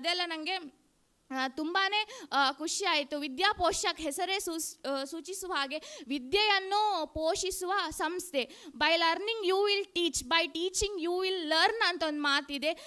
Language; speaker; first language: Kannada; non-native, local second language; Tulu